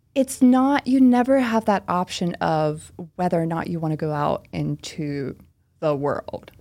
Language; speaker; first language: English; early bilingual, other home language; Pennsylvania German